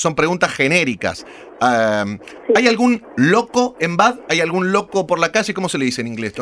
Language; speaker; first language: Spanish; native; Spanish